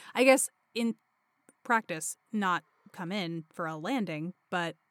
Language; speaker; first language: English; native; English